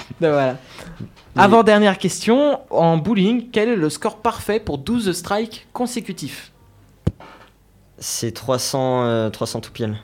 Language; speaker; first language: French; native; French